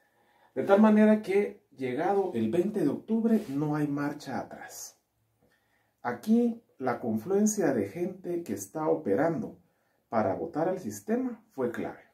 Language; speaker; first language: Spanish; native; Spanish